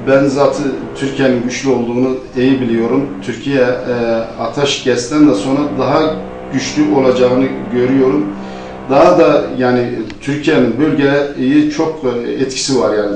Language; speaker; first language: Turkish; non-native, fluent; Arabic